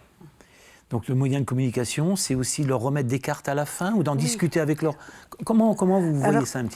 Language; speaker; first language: French; native; French